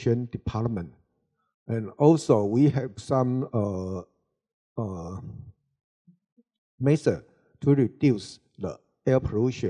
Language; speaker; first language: English; non-native, learner; Chinese